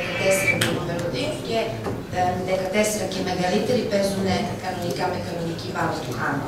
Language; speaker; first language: Greek; non-native, fluent; Serbian